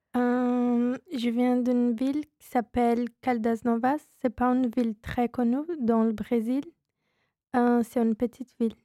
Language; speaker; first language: French; non-native, learner; Portuguese